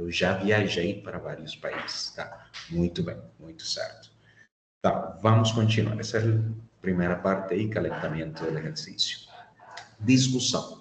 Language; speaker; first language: Portuguese; non-native, fluent; Spanish